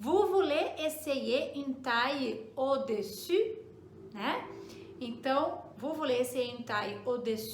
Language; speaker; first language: French; non-native, fluent; Portuguese